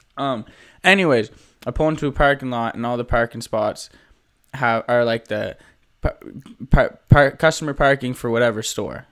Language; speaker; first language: English; native; English